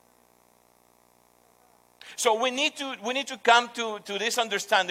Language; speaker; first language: English; non-native, fluent; Spanish